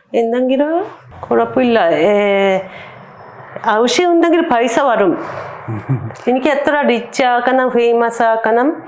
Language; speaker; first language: Malayalam; non-native, learner; Japanese